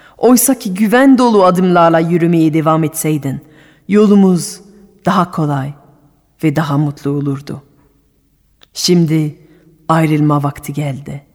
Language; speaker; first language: Turkish; non-native, fluent; French